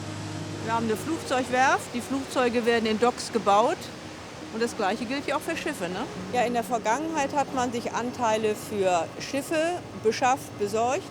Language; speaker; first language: German; native; German